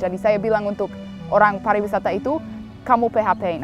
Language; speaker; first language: Indonesian; non-native, fluent; English